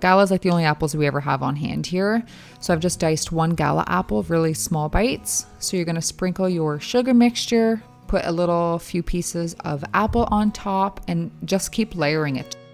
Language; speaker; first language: English; native; English